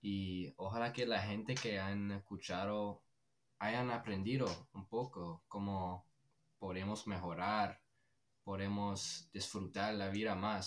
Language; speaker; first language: Spanish; non-native, fluent; English